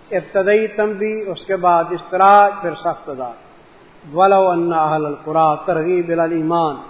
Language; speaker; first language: Urdu; non-native, local second language; Sindhi